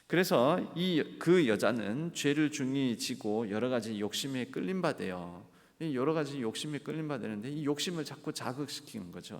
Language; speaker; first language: Korean; native; Korean